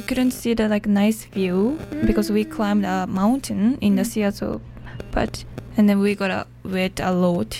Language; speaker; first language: English; non-native, learner; Japanese